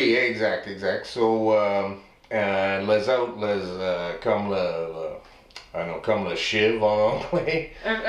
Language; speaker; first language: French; non-native, learner; English